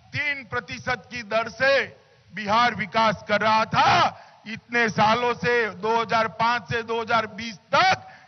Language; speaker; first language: Hindi; non-native, local second language; Gujarati